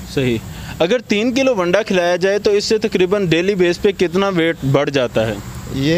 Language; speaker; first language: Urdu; non-native, local second language; Punjabi